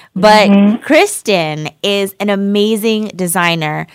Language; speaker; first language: English; native; English